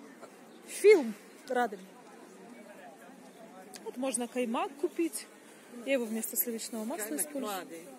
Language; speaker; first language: Russian; native; Russian